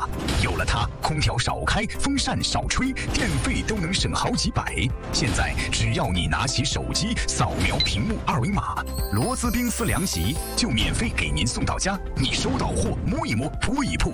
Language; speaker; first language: Chinese; native; Chinese